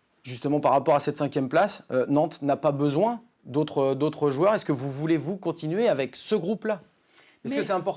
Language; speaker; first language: French; native; French